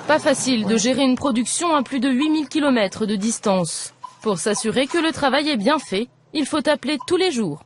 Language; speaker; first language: French; native; French